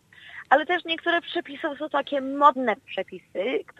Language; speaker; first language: Polish; early bilingual, heritage; Polish